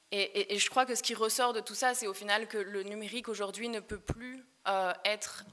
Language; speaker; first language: French; native; French